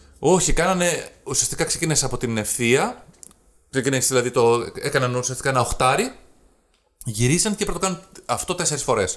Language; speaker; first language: Greek; native; Greek